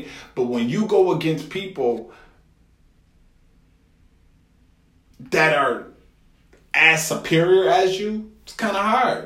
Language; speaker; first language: English; native; English